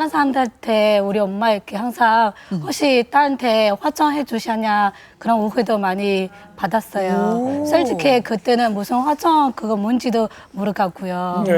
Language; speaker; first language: Korean; non-native, learner; Chinese